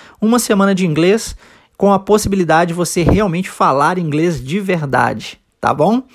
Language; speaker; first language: Portuguese; early bilingual, heritage; Portuguese